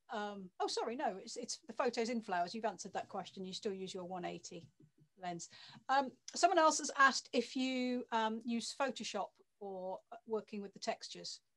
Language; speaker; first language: English; native; English